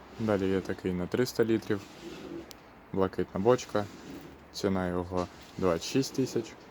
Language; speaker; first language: Ukrainian; native; Ukrainian